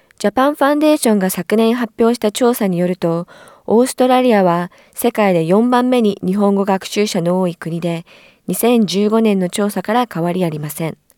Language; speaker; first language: Japanese; native; Japanese